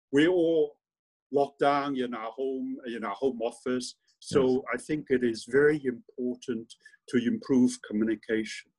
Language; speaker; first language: English; non-native, local second language; Cantonese